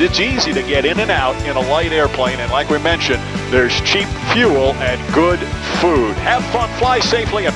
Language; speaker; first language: English; native; English